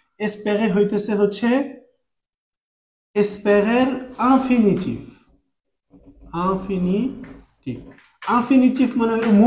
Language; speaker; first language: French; non-native, fluent; Bangla